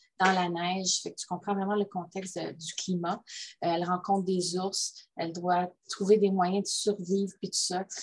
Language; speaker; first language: French; native; French